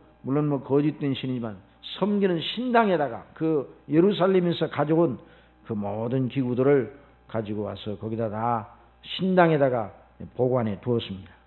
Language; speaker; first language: Korean; native; Korean